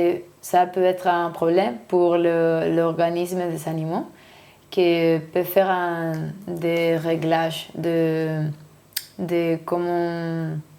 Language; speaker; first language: French; non-native, learner; Spanish